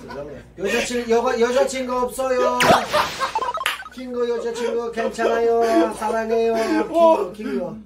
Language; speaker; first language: Korean; non-native, learner; Turkish